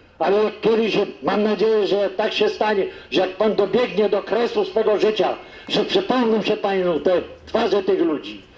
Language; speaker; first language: Polish; native; Polish